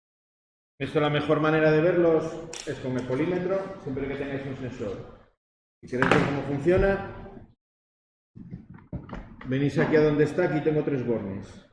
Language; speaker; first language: Spanish; native; Spanish